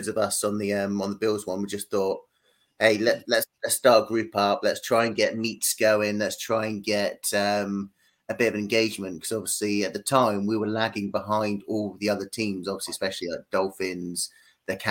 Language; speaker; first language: English; native; English